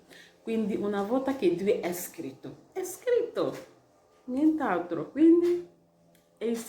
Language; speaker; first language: Italian; non-native, learner; Igbo